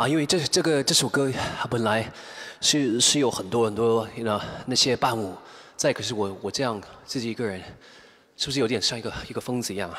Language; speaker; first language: Chinese; non-native, fluent; English